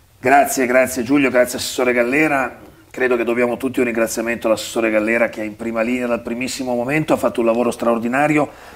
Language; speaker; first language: Italian; native; Italian